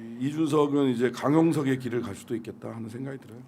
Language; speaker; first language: Korean; native; Korean